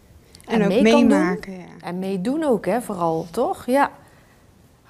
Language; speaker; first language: Dutch; native; Dutch